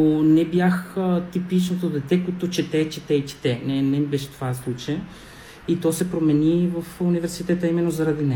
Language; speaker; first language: Bulgarian; non-native, fluent; Spanish